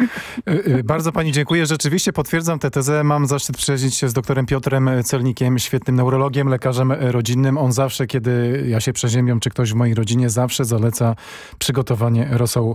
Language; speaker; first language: Polish; native; Polish